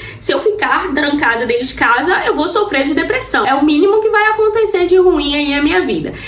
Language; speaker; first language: Portuguese; native; Portuguese